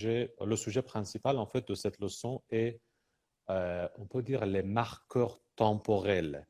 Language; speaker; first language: French; non-native, fluent; Persian